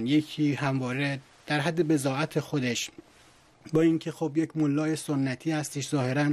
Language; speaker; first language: Persian; native; Persian